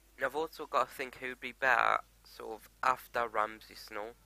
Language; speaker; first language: English; native; English